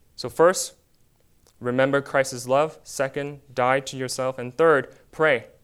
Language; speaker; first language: English; early bilingual, other home language; Korean